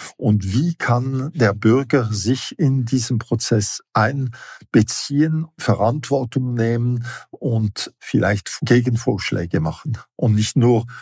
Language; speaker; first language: German; non-native, fluent; French